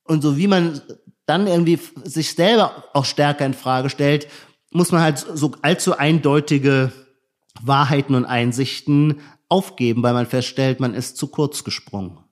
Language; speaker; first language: German; native; German